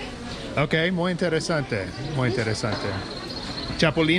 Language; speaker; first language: Spanish; non-native, learner; English